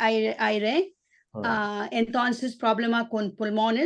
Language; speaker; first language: Spanish; non-native, learner; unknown